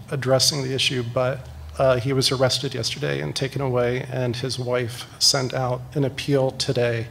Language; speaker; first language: English; native; English